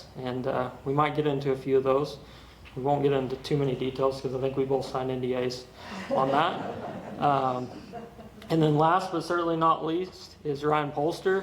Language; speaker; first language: English; native; English